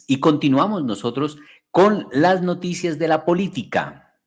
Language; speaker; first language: Spanish; native; Spanish